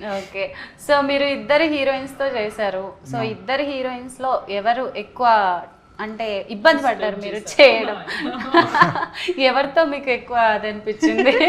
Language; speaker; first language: Telugu; native; Telugu